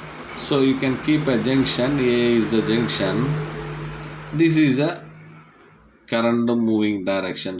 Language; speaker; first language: English; non-native, local second language; Tamil